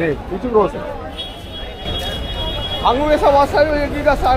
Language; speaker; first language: Korean; non-native, learner; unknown